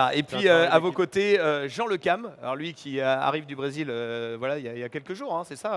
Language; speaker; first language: French; native; French